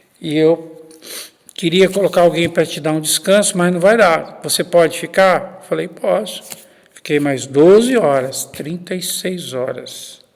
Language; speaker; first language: Portuguese; native; Portuguese